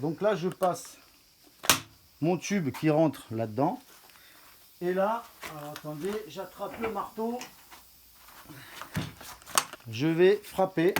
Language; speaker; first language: French; native; French